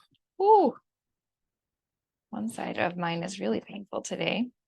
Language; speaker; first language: English; native; English